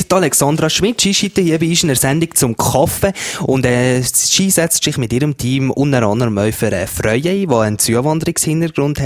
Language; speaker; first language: German; native; German